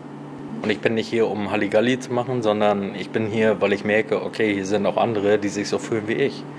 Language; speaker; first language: German; native; German